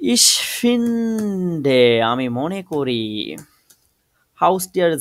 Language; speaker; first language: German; non-native, fluent; Bangla